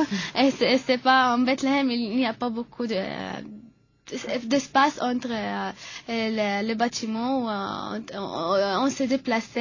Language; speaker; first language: French; non-native, learner; Arabic